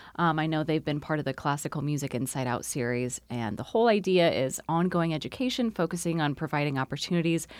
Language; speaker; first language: English; native; English